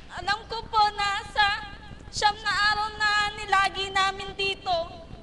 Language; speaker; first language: Filipino; native; Filipino